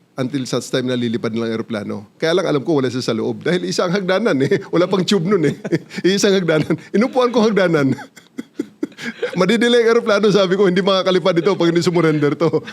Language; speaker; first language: Filipino; non-native, local second language; Cebuano